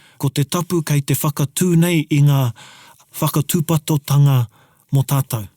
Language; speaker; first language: Māori; non-native, local second language; English